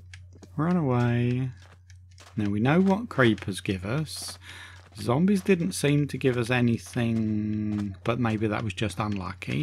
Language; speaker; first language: English; native; English